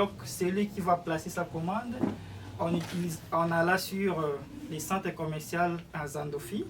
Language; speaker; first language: French; non-native, local second language; Lingala